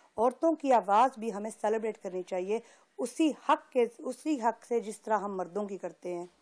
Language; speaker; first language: Urdu; early bilingual, heritage; Urdu